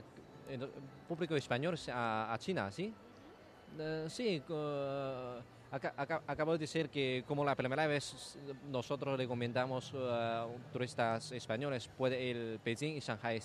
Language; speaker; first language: Spanish; non-native, learner; Chinese